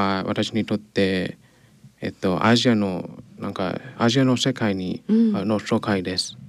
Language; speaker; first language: Japanese; non-native, learner; English